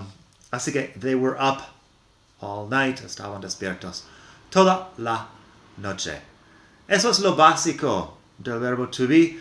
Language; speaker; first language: Spanish; non-native, fluent; English